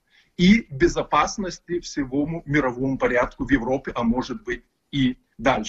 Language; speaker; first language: Russian; non-native, fluent; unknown